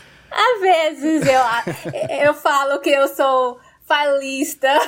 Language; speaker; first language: Portuguese; non-native, fluent; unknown